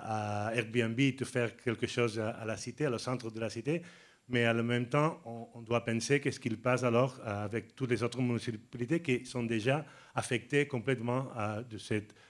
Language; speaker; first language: French; non-native, learner; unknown